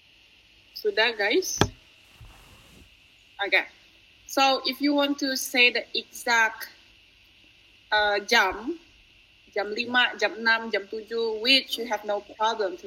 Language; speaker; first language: English; non-native, fluent; Indonesian